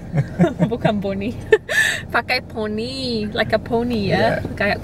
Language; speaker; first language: Indonesian; non-native, fluent; English